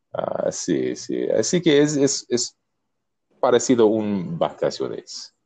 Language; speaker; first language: Spanish; non-native, learner; English